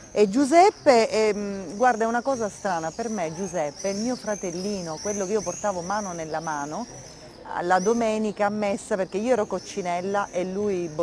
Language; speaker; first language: Italian; native; Italian